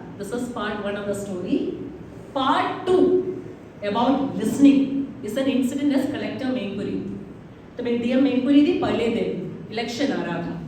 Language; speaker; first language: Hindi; non-native, local second language; Malayalam